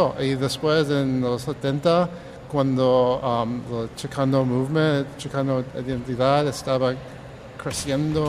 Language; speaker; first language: Spanish; early bilingual, heritage; English